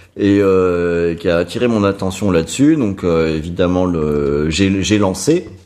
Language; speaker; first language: French; native; French